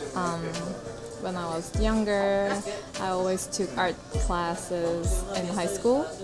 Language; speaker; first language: English; non-native, fluent; Korean